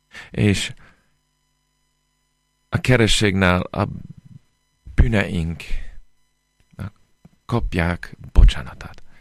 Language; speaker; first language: Hungarian; non-native, fluent; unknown